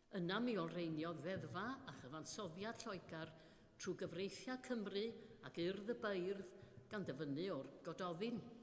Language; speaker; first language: Welsh; native; Welsh